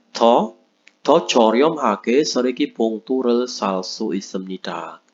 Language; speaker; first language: Korean; non-native, fluent; Indonesian